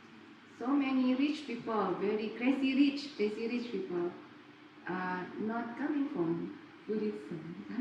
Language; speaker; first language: English; non-native, learner; Indonesian